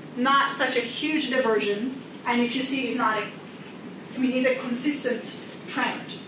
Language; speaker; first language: English; non-native, fluent; Indonesian